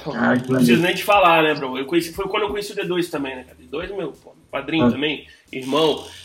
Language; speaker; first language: Portuguese; early bilingual, heritage; English